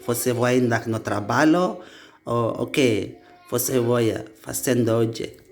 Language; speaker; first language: Portuguese; non-native, learner; Indonesian